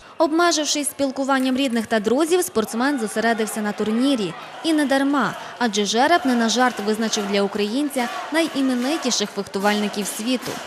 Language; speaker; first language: Ukrainian; native; Ukrainian